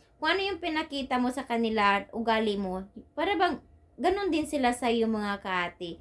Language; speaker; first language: Filipino; non-native, local second language; Cebuano